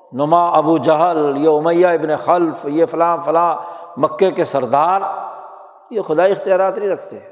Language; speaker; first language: Urdu; native; Urdu